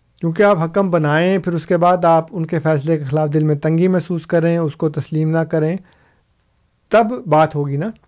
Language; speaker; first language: Urdu; non-native, local second language; Punjabi